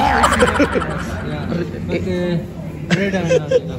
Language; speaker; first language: English; non-native, learner; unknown